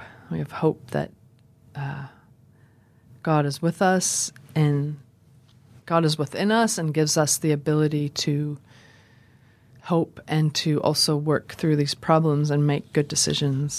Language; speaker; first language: English; native; English